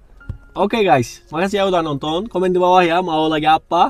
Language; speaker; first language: Indonesian; non-native, learner; Turkish